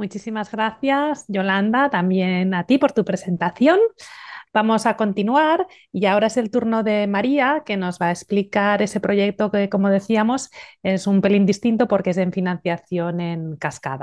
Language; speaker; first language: Spanish; native; Spanish